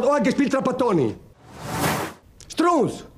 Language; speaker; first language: German; non-native, learner; Italian